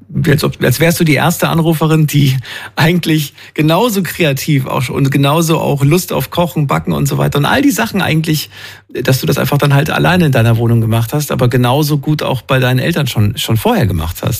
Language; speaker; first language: German; native; German